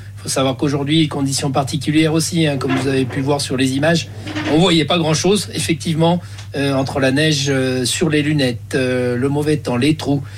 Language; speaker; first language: French; native; French